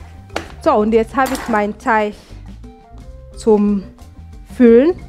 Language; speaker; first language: German; non-native, fluent; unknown